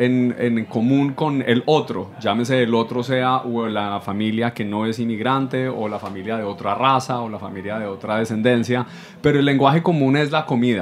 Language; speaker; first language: Spanish; native; Spanish